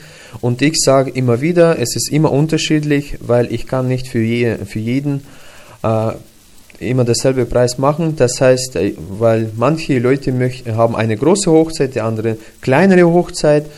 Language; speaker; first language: German; non-native, fluent; Russian